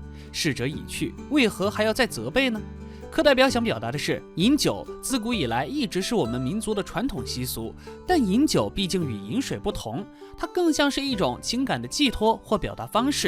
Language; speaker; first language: Chinese; native; Chinese